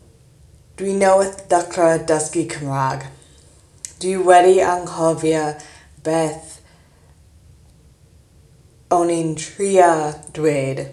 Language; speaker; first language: Welsh; non-native, learner; English